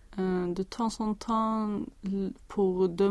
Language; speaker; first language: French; non-native, learner; Swedish